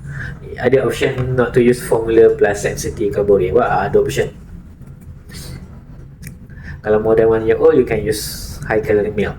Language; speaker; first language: English; non-native, local second language; Malay